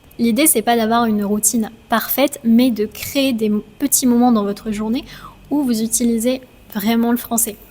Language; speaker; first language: French; native; French